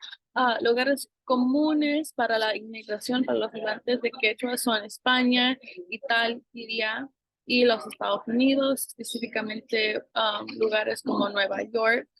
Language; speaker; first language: Spanish; non-native, fluent; English